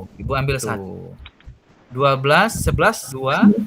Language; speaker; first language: Indonesian; native; Indonesian